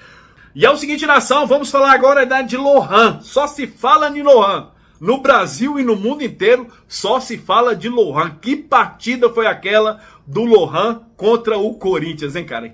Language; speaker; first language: Portuguese; native; Portuguese